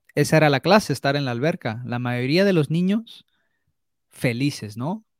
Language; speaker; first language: Spanish; early bilingual, heritage; Spanish